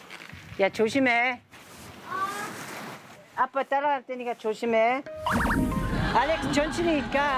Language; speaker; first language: Korean; non-native, fluent; English